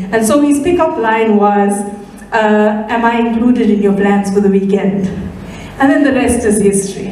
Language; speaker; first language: English; native; English